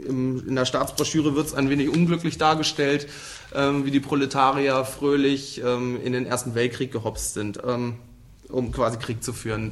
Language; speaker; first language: German; native; German